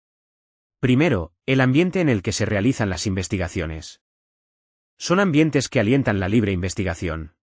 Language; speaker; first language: Spanish; non-native, fluent; Arabic